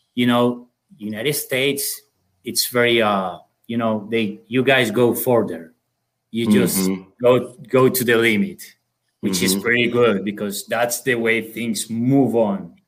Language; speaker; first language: English; non-native, fluent; Spanish